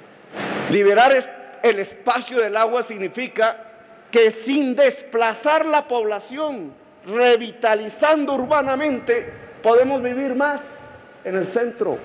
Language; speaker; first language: Spanish; native; Spanish